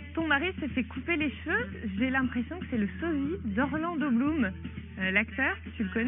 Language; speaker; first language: French; native; French